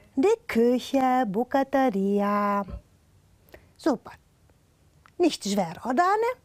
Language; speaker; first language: German; non-native, fluent; Romanian